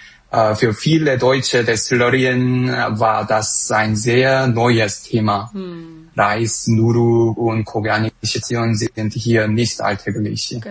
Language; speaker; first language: German; non-native, fluent; Korean